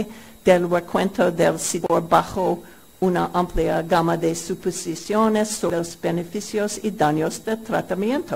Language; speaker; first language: Spanish; non-native, fluent; English